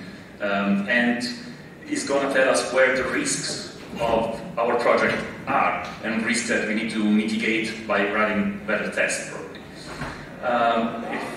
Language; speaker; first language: English; non-native, fluent; Italian